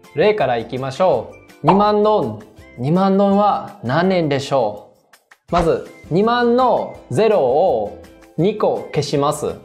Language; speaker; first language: Japanese; non-native, fluent; Vietnamese